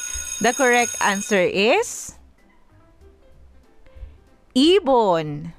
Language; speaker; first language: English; non-native, local second language; Filipino